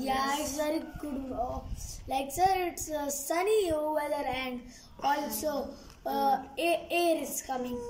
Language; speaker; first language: English; non-native, learner; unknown